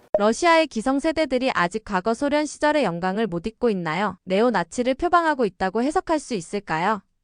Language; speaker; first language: Korean; native; Korean